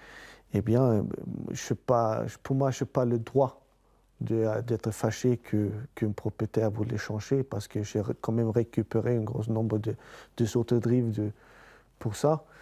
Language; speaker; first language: French; non-native, fluent; Swedish